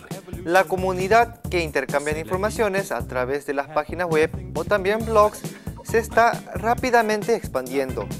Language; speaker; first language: Spanish; non-native, fluent; Korean